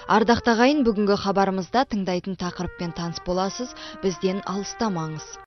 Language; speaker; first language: Kazakh; native; Kazakh